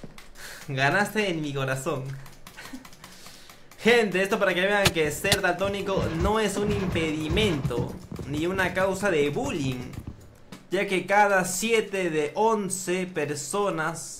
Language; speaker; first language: Spanish; native; Spanish